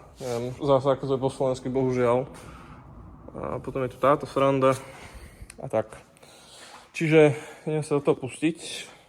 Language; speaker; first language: Slovak; native; Slovak